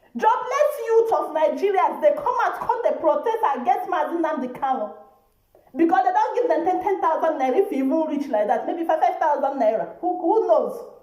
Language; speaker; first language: Nigerian Pidgin; non-native, local second language; Igbo